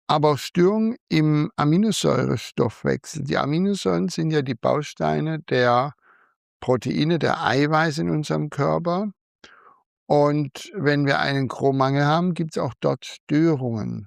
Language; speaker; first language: German; native; German